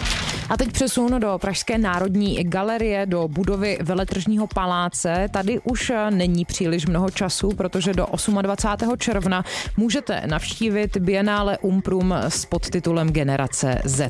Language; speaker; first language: Czech; native; Czech